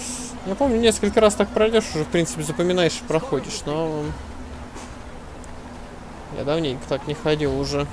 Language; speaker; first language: Russian; native; Russian